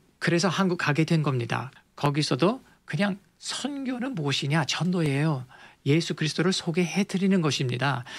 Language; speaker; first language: Korean; non-native, fluent; English